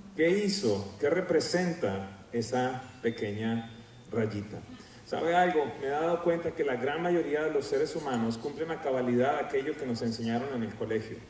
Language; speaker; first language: Spanish; native; Spanish